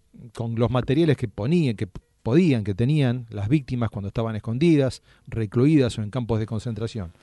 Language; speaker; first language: Spanish; native; Spanish